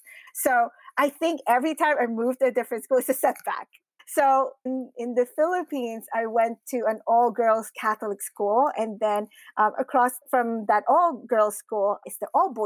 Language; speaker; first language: English; non-native, local second language; Filipino